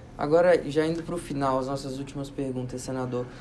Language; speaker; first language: Portuguese; native; Portuguese